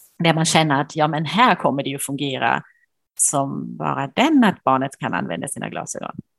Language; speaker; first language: Swedish; non-native, fluent; German